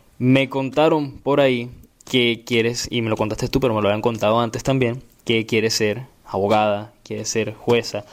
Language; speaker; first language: Spanish; native; Spanish